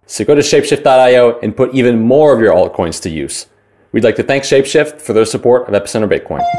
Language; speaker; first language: English; native; English